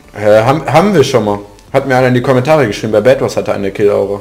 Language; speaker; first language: German; native; German